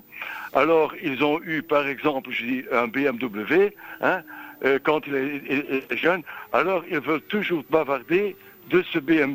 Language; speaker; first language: French; non-native, local second language; Dutch